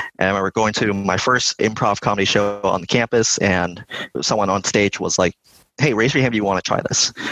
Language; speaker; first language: English; early bilingual, other home language; Vietnamese